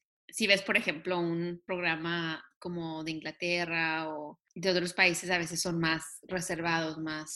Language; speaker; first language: Spanish; early bilingual, heritage; Spanish